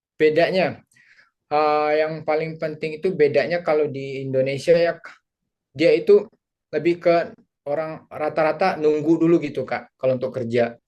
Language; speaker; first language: Indonesian; native; Indonesian